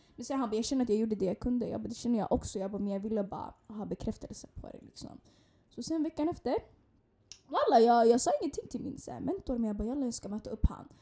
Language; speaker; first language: Swedish; early bilingual, other home language; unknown